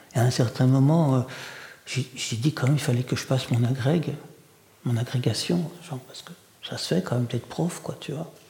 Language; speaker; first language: French; early bilingual, other home language; Russian